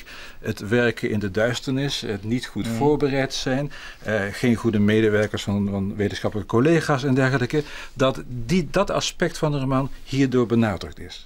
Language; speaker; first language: Dutch; native; Dutch